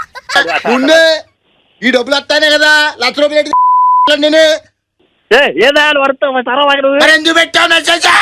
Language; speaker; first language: Telugu; native; Telugu